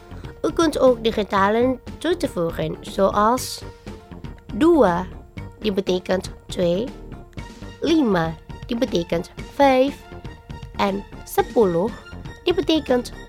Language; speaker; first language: Dutch; non-native, fluent; Indonesian